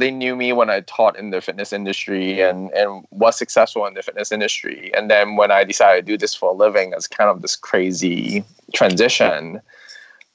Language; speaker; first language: English; non-native, local second language; Cantonese